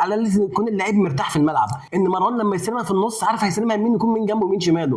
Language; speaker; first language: Arabic; native; Arabic